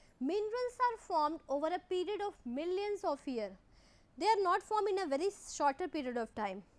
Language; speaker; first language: English; non-native, local second language; Hindi